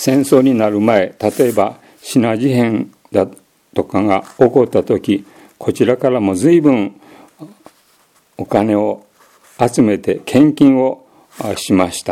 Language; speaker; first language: Japanese; native; Japanese